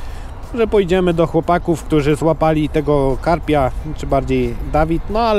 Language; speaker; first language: Polish; native; Polish